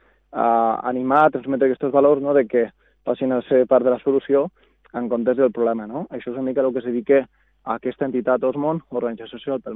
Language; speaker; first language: Catalan; native; Catalan